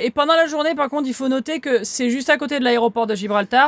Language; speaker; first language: French; native; French